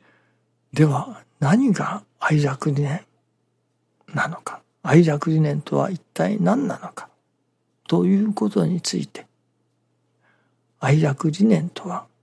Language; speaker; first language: Japanese; native; Japanese